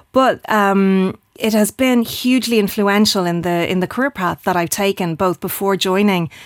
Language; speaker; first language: English; native; English